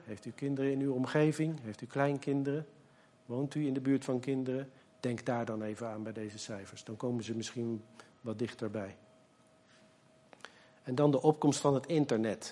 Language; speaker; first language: Dutch; native; Dutch